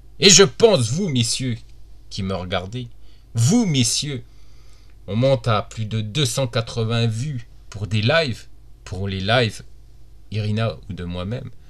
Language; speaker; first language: French; native; French